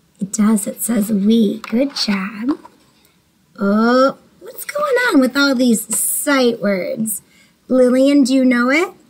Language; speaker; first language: English; native; English